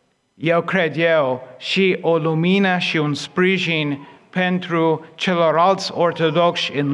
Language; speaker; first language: Romanian; non-native, fluent; English